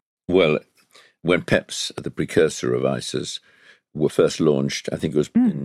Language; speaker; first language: English; native; English